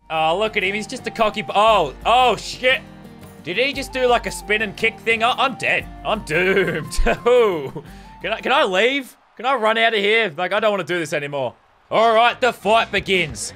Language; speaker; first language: English; native; English